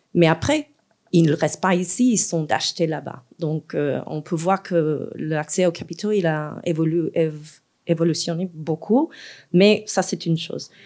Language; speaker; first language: French; non-native, fluent; English